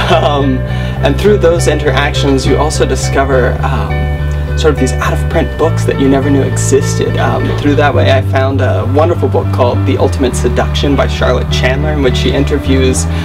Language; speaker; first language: English; native; English